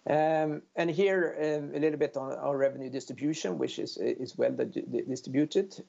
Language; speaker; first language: English; non-native, fluent; Swedish